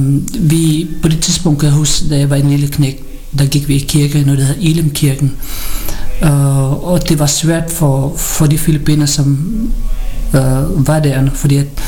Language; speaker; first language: Danish; early bilingual, other home language; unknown